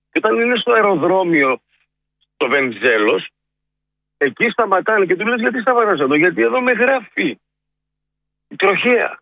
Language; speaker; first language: Greek; native; Greek